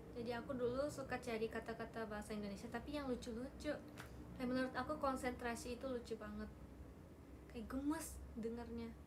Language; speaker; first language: Indonesian; non-native, fluent; Japanese